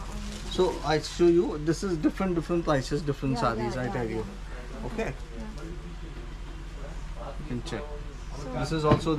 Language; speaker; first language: English; non-native, local second language; Hindi